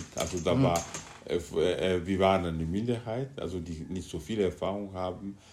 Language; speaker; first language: German; non-native, fluent; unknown